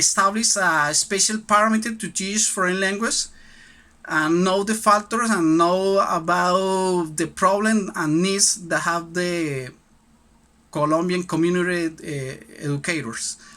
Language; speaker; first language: English; non-native, learner; Spanish